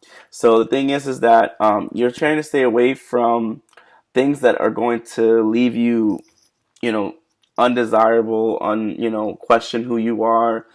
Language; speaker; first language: English; native; English